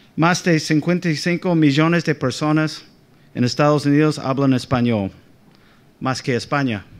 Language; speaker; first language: Spanish; non-native, fluent; English